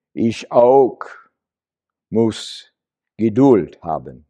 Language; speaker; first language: German; non-native, learner; English